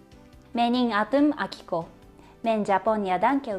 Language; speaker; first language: Kyrgyz; non-native, learner; Japanese